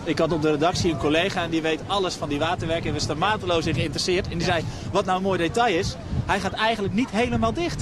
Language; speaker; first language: Dutch; native; Dutch